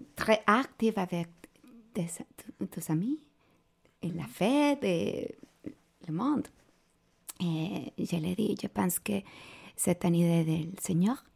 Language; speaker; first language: French; non-native, learner; Spanish